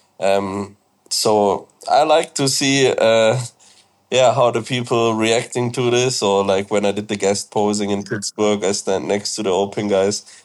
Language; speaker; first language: English; non-native, fluent; German